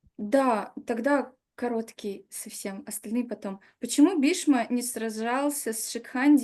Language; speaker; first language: Russian; native; Russian